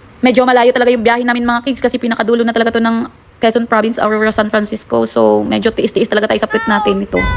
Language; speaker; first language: Filipino; non-native, local second language; Cebuano